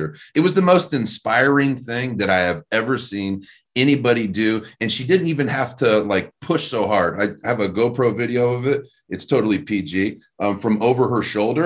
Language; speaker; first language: English; native; English